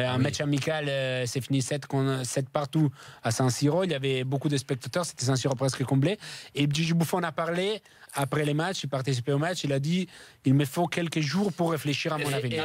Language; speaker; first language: French; non-native, fluent; Italian